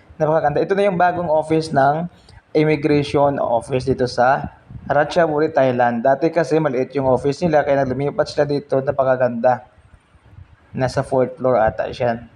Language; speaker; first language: Filipino; non-native, local second language; Hiligaynon